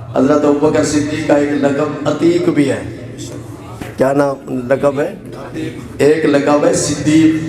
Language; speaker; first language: Urdu; non-native, local second language; Punjabi